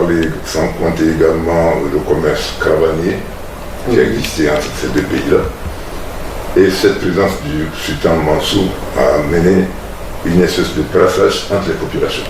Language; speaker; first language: French; non-native, local second language; Bambara